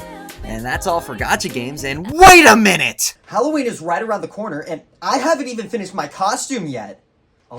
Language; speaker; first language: English; native; English